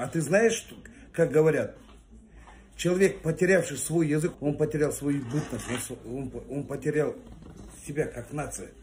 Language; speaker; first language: Russian; non-native, local second language; Kazakh